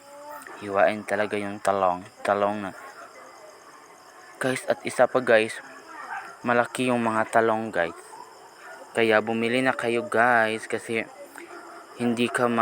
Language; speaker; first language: Filipino; non-native, local second language; Cebuano